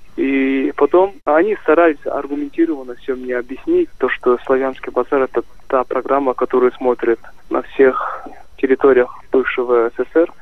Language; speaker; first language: Russian; non-native, local second language; Kazakh